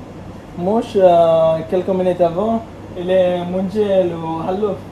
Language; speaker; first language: French; non-native, learner; Bangla